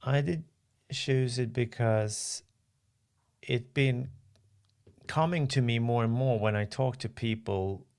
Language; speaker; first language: English; non-native, fluent; Swedish